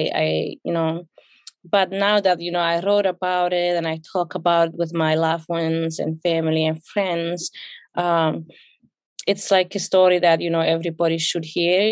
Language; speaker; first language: English; non-native, fluent; Somali